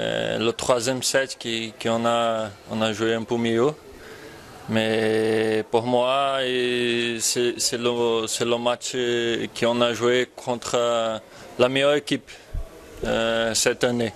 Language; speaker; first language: French; non-native, fluent; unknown